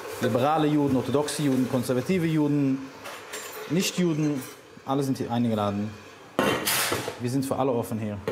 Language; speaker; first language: German; non-native, fluent; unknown